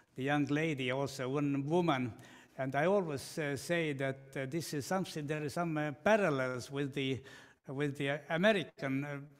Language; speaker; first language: English; non-native, fluent; Estonian